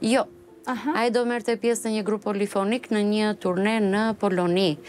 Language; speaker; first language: Albanian; native; Albanian